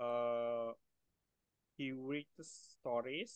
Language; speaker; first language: English; non-native, learner; Indonesian